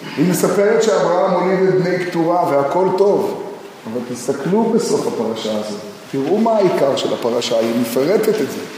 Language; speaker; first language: Hebrew; native; Hebrew